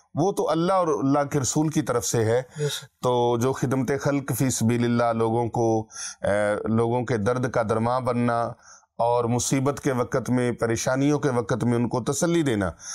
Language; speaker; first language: Urdu; non-native, local second language; Punjabi